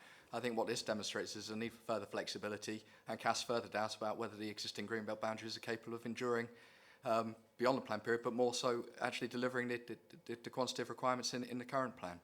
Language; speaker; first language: English; native; English